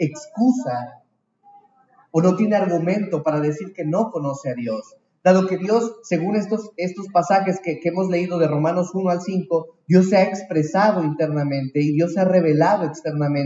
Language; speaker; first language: Spanish; native; Spanish